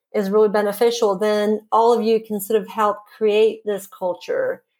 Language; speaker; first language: English; non-native, fluent; Swedish